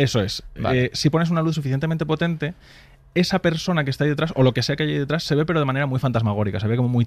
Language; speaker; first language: Spanish; native; Spanish